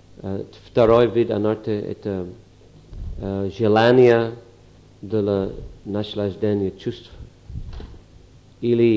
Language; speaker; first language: Russian; non-native, fluent; English